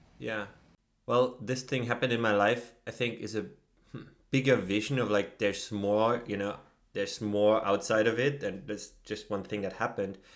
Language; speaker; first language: English; non-native, fluent; German